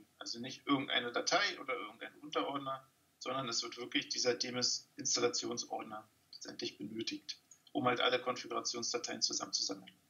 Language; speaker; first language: German; native; German